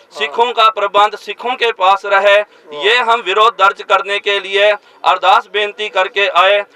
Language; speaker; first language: Hindi; non-native, local second language; Punjabi